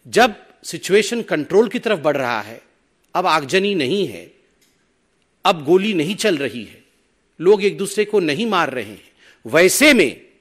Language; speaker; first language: Hindi; non-native, local second language; Odia